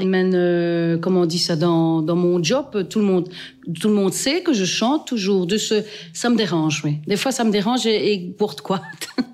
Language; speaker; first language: French; native; French